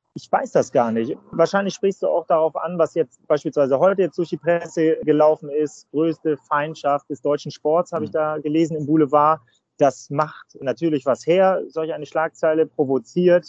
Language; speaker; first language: German; native; German